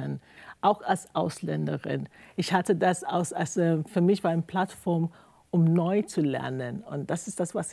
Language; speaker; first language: German; non-native, fluent; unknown